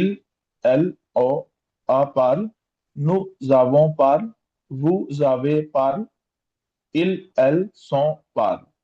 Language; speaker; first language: French; non-native, learner; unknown